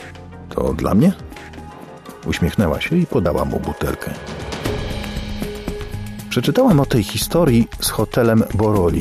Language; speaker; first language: Polish; native; Polish